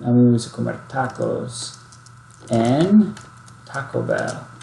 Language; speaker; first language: Spanish; non-native, fluent; English